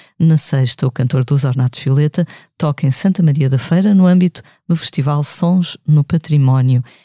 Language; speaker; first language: Portuguese; native; Portuguese